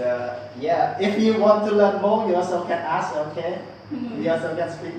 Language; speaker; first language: English; non-native, learner; Lao